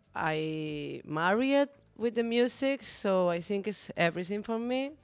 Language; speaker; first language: English; non-native, learner; Spanish